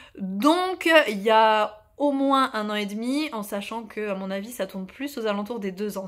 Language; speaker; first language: French; native; French